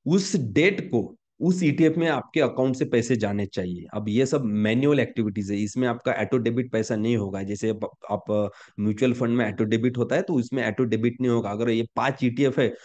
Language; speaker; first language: Hindi; non-native, local second language; Marathi